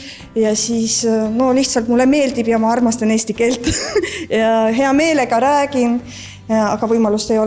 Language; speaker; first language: Estonian; non-native, local second language; Russian